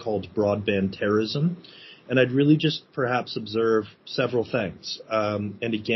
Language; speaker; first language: English; native; English